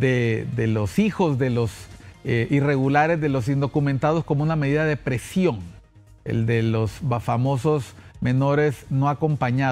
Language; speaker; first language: Spanish; native; Spanish